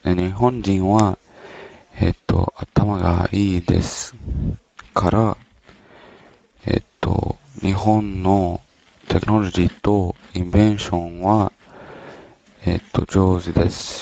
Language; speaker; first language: Japanese; non-native, learner; English